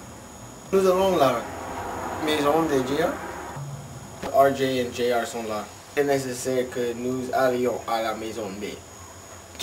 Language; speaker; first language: French; non-native, learner; English